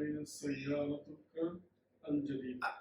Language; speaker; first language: Arabic; non-native, learner; Urdu